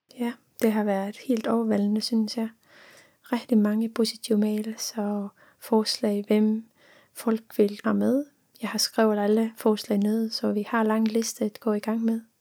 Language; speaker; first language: Danish; non-native, fluent; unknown